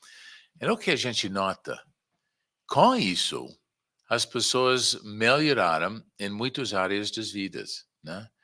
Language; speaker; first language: Portuguese; non-native, fluent; English